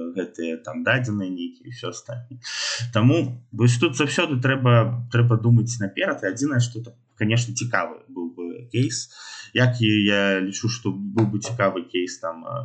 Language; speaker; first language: Belarusian; non-native, local second language; Russian